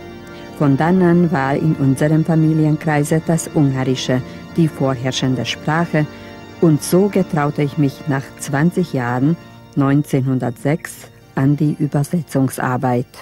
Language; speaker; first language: German; native; German